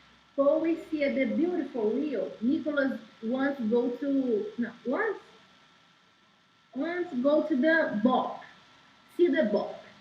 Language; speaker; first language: English; non-native, learner; Portuguese